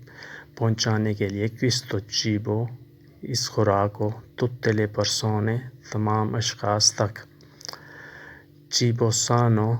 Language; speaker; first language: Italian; non-native, learner; Urdu